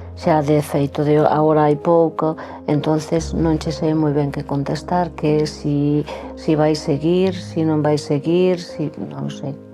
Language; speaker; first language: Galician; native; Galician